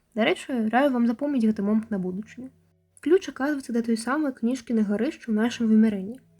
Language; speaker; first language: Belarusian; native; Belarusian